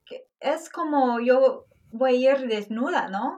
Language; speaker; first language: Spanish; non-native, fluent; English